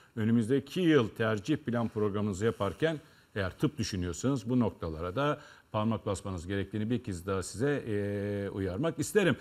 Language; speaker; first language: Turkish; native; Turkish